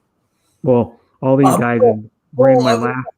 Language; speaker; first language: English; native; English